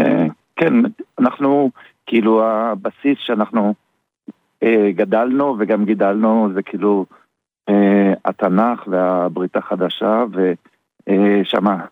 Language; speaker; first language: Hebrew; early bilingual, other home language; German